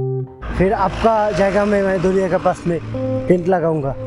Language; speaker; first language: Hindi; non-native, learner; Bangla